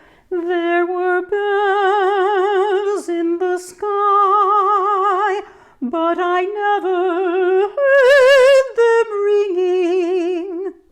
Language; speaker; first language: English; native; English